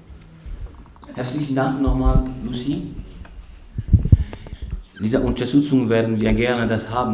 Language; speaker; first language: German; non-native, fluent; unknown